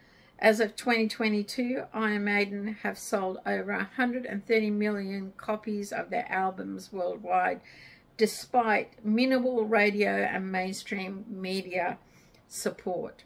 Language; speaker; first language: English; native; English